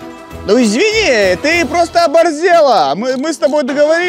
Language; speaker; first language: Russian; native; Russian